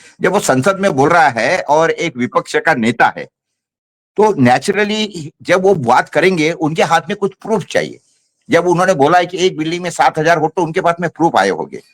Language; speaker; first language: Hindi; non-native, local second language; Marathi